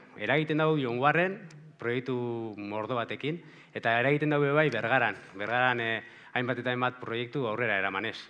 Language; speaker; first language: Basque; native; Basque